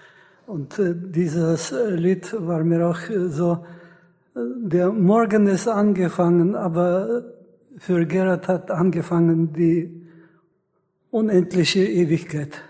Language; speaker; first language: German; non-native, fluent; Russian